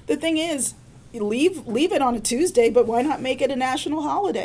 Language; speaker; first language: English; native; English